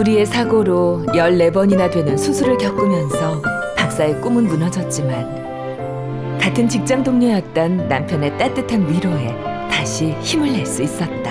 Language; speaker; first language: Korean; native; Korean